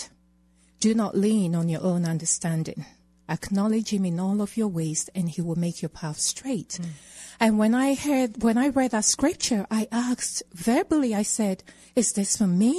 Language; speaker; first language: English; native; English